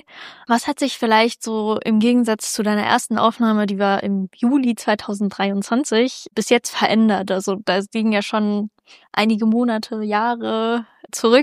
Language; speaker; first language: German; native; German